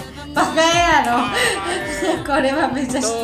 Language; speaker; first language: Japanese; non-native, learner; Georgian